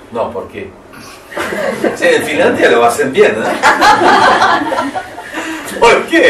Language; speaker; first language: Spanish; non-native, learner; French